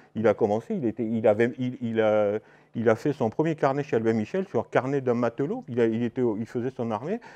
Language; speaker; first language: French; native; French